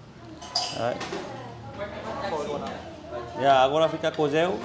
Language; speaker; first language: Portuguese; non-native, learner; Vietnamese